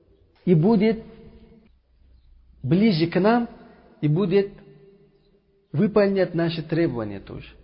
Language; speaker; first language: Russian; non-native, learner; Uzbek